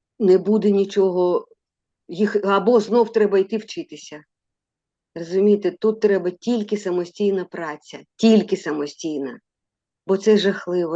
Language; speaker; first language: Ukrainian; non-native, local second language; Russian